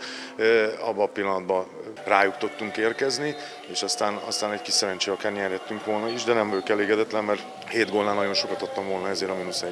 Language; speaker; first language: Hungarian; native; Hungarian